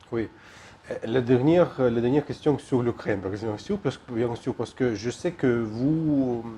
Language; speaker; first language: French; non-native, learner; Ukrainian